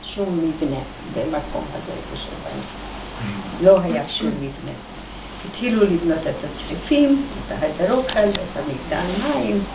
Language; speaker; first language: Hebrew; early bilingual, other home language; Hungarian